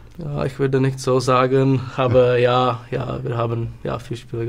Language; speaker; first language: German; non-native, learner; Czech